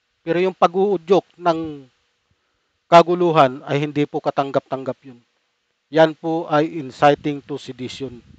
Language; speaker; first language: Filipino; native; Filipino